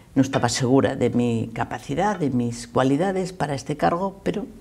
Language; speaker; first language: Spanish; native; Spanish